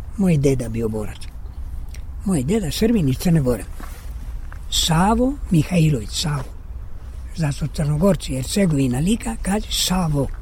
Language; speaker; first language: Serbian; early bilingual, heritage; Serbian